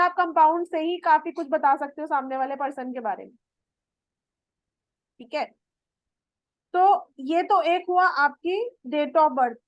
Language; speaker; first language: Hindi; native; Hindi